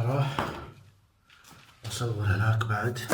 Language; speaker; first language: Arabic; native; Arabic